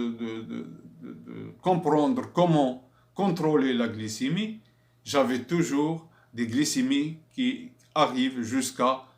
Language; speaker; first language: French; non-native, fluent; Arabic